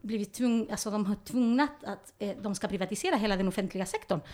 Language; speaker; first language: Swedish; non-native, fluent; Spanish